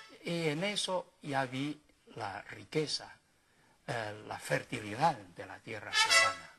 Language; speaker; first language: Spanish; non-native, fluent; Chinese